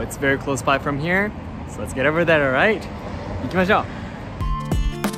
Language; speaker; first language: English; early bilingual, other home language; Japanese